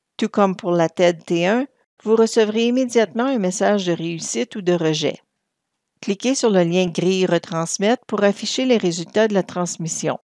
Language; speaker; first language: French; native; French